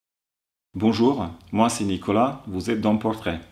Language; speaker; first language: French; non-native, fluent; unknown